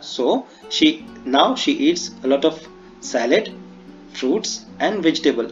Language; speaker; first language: English; non-native, local second language; Hindi